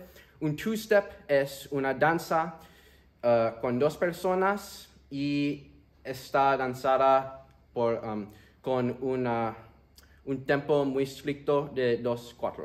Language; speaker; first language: Spanish; early bilingual, heritage; Spanish